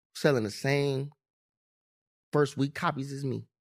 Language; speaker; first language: English; native; English